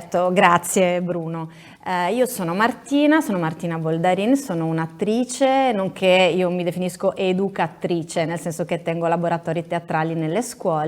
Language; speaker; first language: Italian; native; Italian